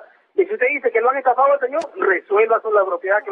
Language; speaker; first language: Spanish; native; Spanish